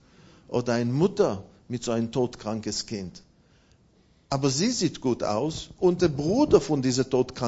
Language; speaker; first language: German; non-native, fluent; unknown